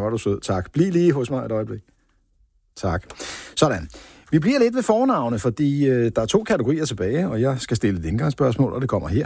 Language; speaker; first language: Danish; native; Danish